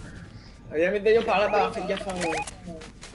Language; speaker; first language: French; native; French